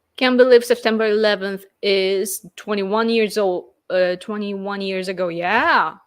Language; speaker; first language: English; non-native, fluent; Japanese